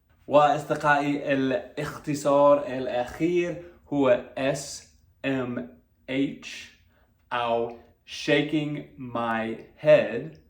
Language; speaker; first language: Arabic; non-native, fluent; English